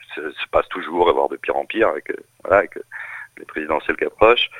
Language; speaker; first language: French; native; French